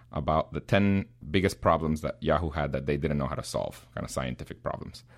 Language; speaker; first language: English; non-native, fluent; Spanish